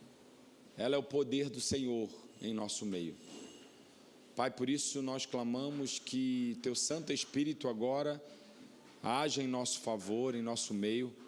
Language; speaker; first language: Portuguese; native; Portuguese